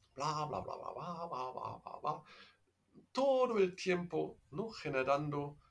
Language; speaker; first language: Spanish; non-native, fluent; German